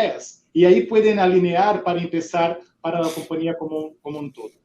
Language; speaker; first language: Spanish; non-native, fluent; Portuguese